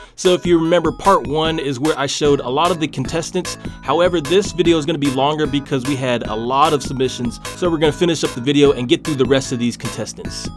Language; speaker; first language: English; native; English